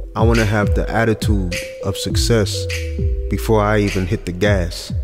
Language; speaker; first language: English; native; English